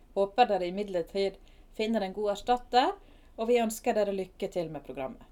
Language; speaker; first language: Norwegian; native; Norwegian